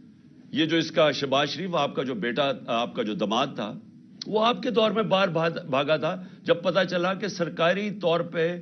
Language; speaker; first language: Urdu; native; Urdu